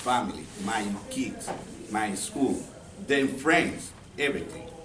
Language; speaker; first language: English; non-native, learner; Spanish